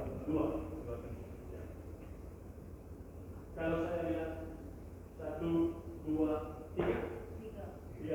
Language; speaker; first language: Indonesian; non-native, learner; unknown